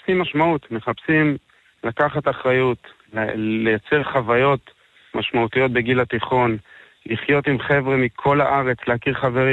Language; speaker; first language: Hebrew; native; Hebrew